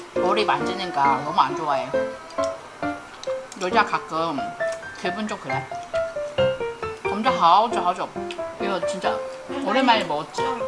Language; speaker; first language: Korean; non-native, fluent; Chinese